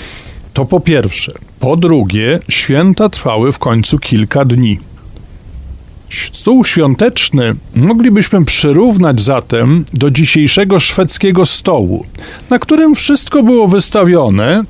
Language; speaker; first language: Polish; native; Polish